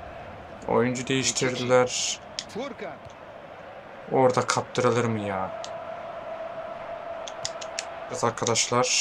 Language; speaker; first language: Turkish; native; Turkish